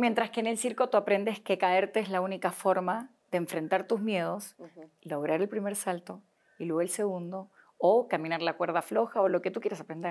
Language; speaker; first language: Spanish; native; Spanish